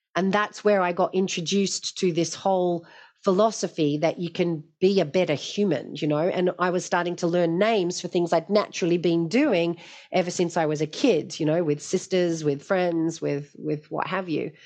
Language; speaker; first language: English; native; English